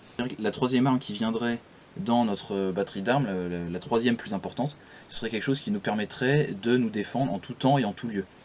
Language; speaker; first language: French; native; French